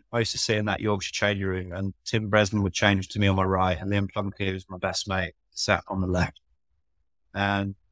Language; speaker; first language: English; native; English